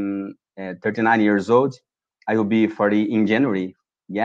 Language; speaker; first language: English; non-native, learner; Portuguese